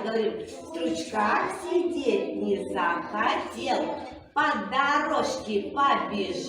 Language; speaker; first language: Russian; native; Russian